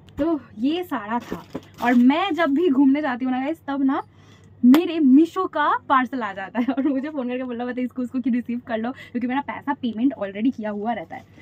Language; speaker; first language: Hindi; non-native, local second language; Bangla